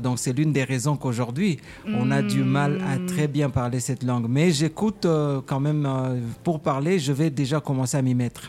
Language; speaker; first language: French; non-native, local second language; Swahili